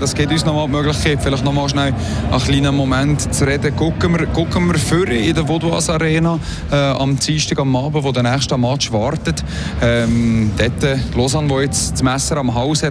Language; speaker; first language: German; native; German